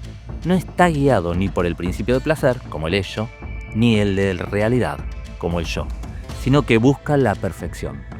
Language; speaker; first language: Spanish; native; Spanish